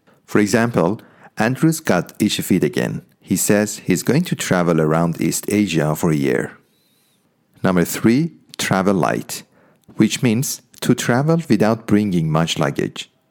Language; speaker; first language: English; non-native, fluent; Persian